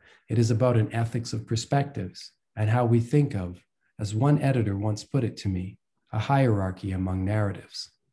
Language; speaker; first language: English; native; English